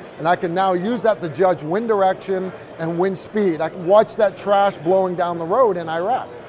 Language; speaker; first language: English; native; English